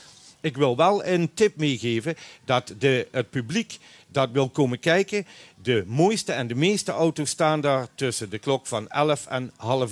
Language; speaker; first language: Dutch; native; Dutch